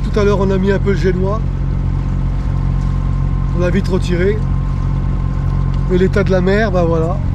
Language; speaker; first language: French; native; French